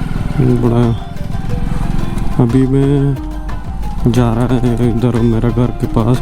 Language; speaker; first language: Hindi; non-native, local second language; Malayalam